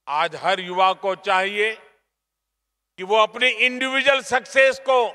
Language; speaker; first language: Hindi; non-native, local second language; Gujarati